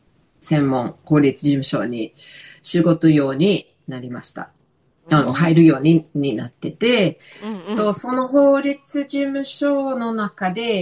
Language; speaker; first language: Japanese; non-native, fluent; English